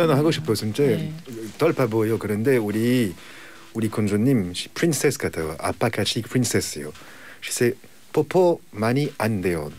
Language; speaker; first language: Korean; non-native, learner; French